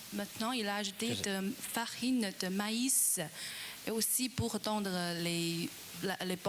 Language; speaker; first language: French; non-native, learner; Chinese